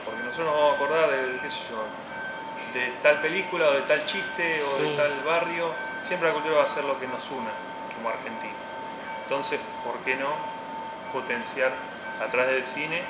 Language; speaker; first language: Spanish; native; Spanish